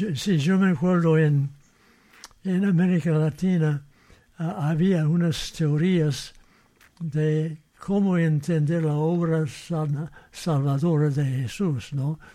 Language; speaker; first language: Spanish; non-native, fluent; English